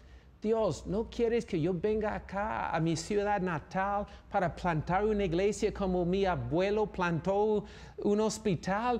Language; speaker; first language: Spanish; non-native, fluent; English